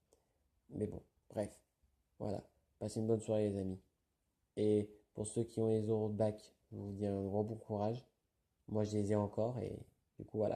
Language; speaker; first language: French; native; French